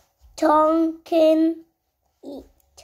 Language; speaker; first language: English; non-native, learner; Vietnamese